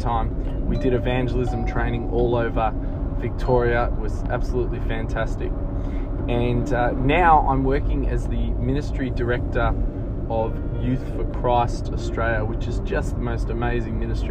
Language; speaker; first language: English; native; English